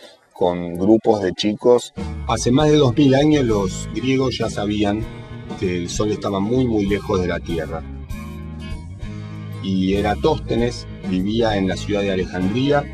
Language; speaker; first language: Spanish; native; Spanish